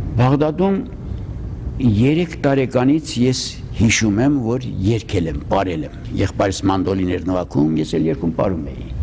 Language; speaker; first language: Armenian; early bilingual, heritage; Armenian